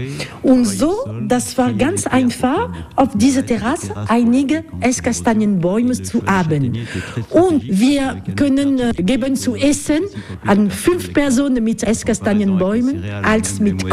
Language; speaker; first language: German; non-native, learner; French